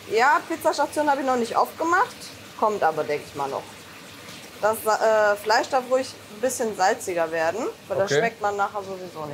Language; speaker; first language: German; native; German